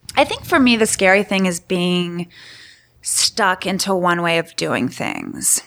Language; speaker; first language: English; native; English